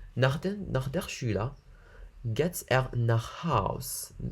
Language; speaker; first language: German; non-native, learner; English